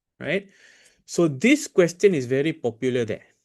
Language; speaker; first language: English; non-native, local second language; Malay